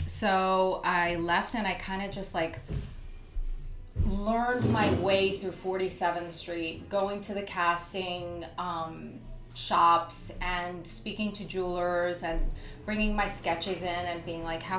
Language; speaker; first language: English; native; English